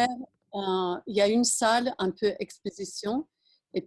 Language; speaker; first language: French; non-native, fluent; English